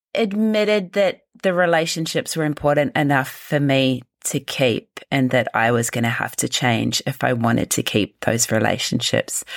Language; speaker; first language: English; native; English